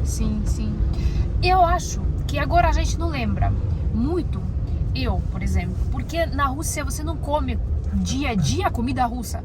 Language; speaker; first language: Portuguese; non-native, learner; Russian